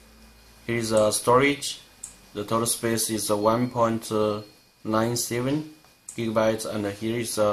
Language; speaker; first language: English; non-native, learner; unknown